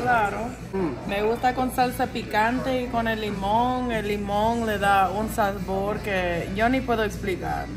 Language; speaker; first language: Spanish; early bilingual, heritage; English